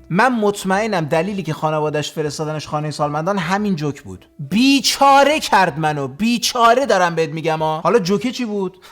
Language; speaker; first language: Persian; early bilingual, heritage; Persian